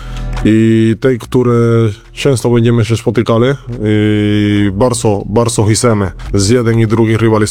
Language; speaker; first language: Polish; non-native, learner; Spanish